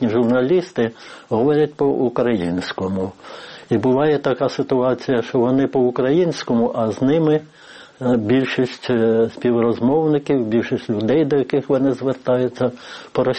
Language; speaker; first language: Ukrainian; native; Ukrainian